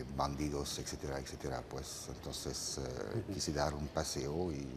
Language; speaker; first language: Spanish; non-native, fluent; French